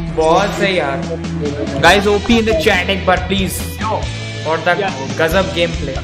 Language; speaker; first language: Hindi; non-native, local second language; Bangla